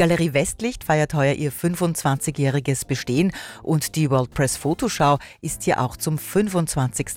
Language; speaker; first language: German; native; German